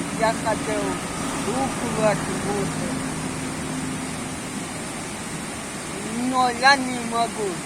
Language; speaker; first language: Russian; non-native, local second language; Kyrgyz